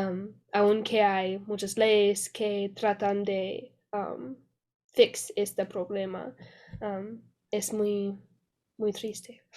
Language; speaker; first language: Spanish; non-native, learner; English